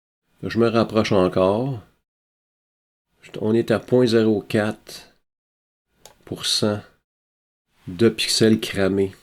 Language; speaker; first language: French; native; French